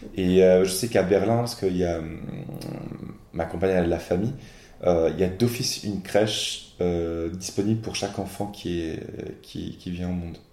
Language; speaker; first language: French; native; French